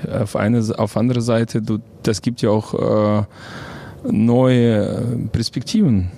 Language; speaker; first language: German; non-native, fluent; Russian